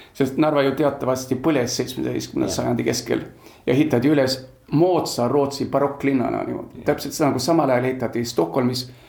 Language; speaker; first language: Estonian; early bilingual, heritage; Estonian